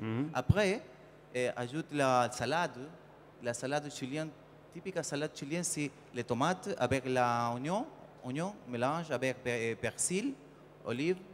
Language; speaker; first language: French; non-native, learner; Spanish